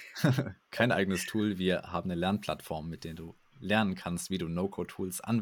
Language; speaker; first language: German; native; German